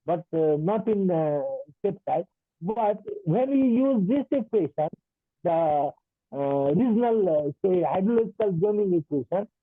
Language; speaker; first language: English; non-native, local second language; Nepali